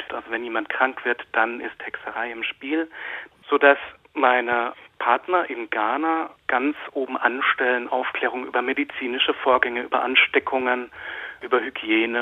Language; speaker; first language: German; native; German